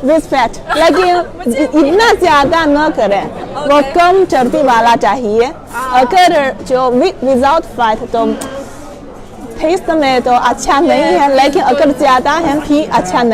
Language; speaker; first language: Hindi; non-native, learner; Chinese